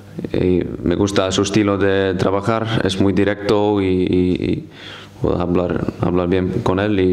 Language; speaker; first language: Spanish; non-native, fluent; Icelandic